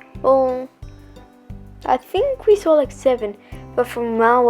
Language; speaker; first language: English; early bilingual, other home language; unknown